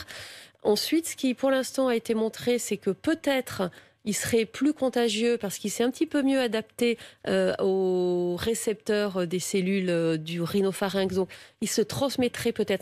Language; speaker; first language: French; native; French